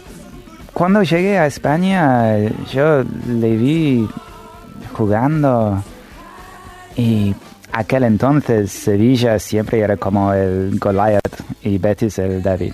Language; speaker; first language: Spanish; non-native, fluent; English